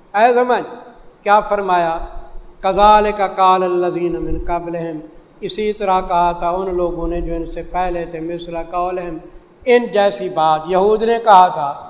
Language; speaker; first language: Urdu; non-native, local second language; Saraiki